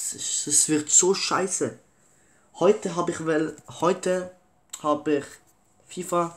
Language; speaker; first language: German; early bilingual, other home language; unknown